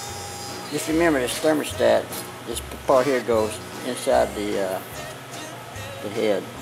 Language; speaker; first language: English; native; English